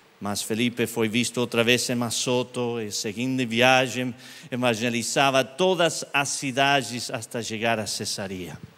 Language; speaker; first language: Portuguese; non-native, learner; English